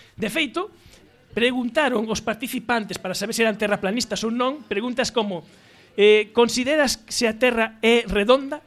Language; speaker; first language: Galician; native; Galician